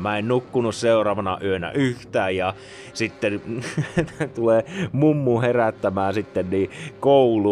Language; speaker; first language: Finnish; native; Finnish